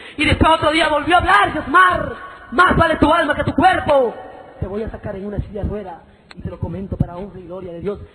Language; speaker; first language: Spanish; native; Spanish